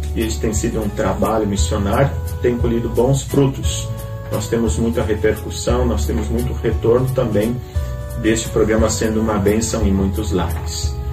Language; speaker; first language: Portuguese; native; Portuguese